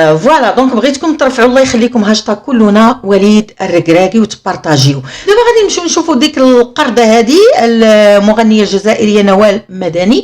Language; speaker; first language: Arabic; native; Arabic